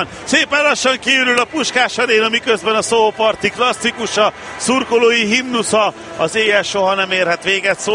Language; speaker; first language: Hungarian; native; Hungarian